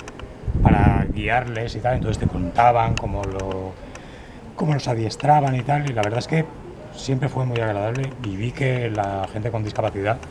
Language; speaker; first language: Spanish; native; Spanish